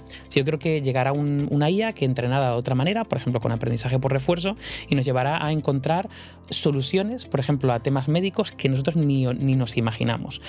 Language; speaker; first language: Spanish; native; Spanish